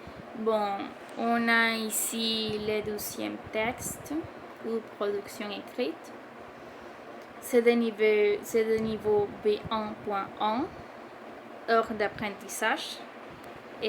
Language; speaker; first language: French; non-native, learner; Spanish